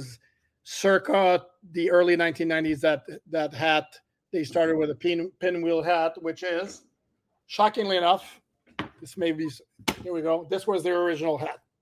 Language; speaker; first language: English; non-native, fluent; French